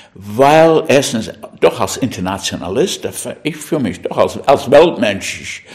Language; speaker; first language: German; non-native, fluent; English